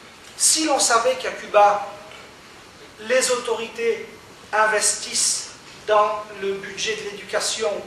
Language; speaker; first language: French; native; French